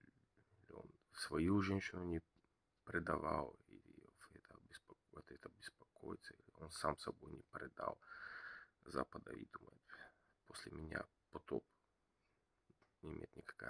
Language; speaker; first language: Russian; non-native, learner; Bulgarian